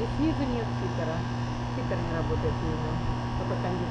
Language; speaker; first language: Russian; native; Russian